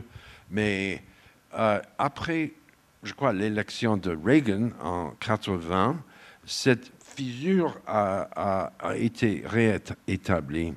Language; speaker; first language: French; non-native, fluent; English